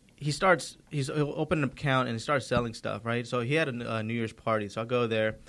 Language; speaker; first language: English; early bilingual, other home language; Hindi